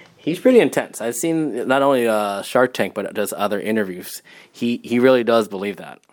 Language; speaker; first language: English; native; English